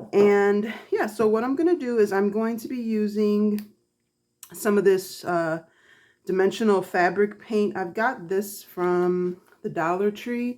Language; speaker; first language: English; native; English